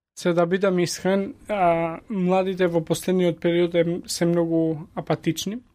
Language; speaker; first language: Macedonian; non-native, local second language; Albanian